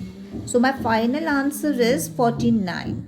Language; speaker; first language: English; non-native, local second language; Hindi